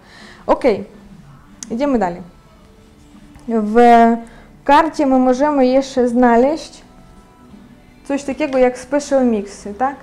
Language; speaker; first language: Polish; non-native, fluent; Ukrainian